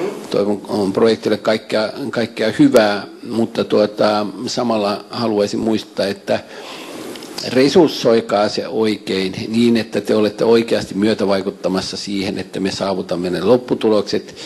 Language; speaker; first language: Finnish; native; Finnish